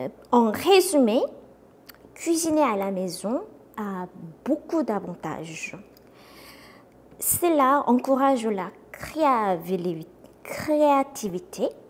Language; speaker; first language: French; non-native, fluent; Korean